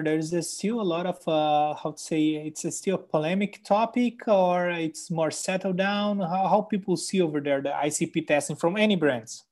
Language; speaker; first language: English; non-native, fluent; Portuguese